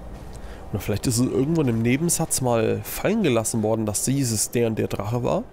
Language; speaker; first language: German; native; German